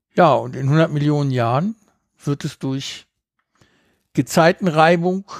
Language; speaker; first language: German; early bilingual, heritage; Spanish